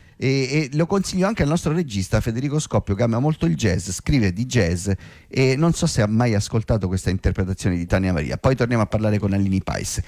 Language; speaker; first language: Italian; native; Italian